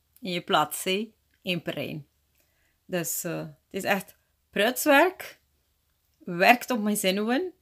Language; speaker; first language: Dutch; non-native, fluent; Spanish